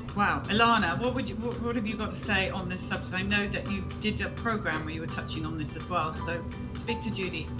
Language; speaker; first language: English; native; English